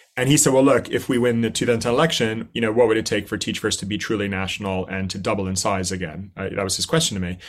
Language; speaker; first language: English; native; English